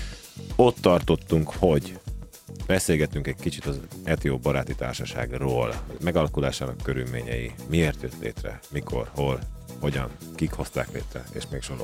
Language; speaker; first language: Hungarian; native; Hungarian